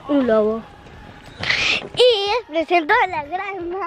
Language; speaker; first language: Spanish; early bilingual, heritage; English